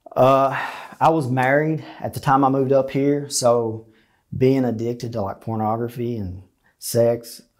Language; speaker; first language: English; native; English